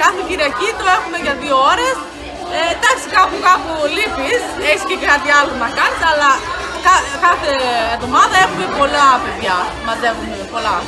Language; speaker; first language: Greek; early bilingual, heritage; Greek